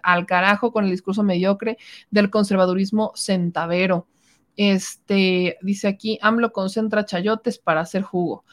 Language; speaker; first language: Spanish; native; Spanish